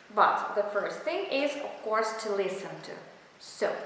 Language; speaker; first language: English; non-native, fluent; Russian